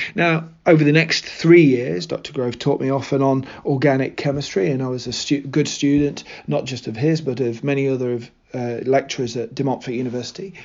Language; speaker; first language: English; native; English